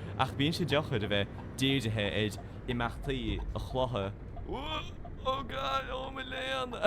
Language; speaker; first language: Irish; native; Irish